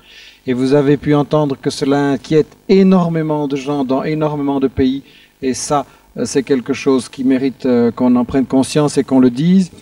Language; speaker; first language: French; native; French